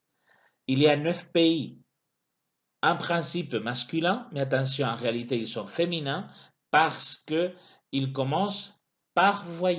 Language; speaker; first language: French; non-native, fluent; Spanish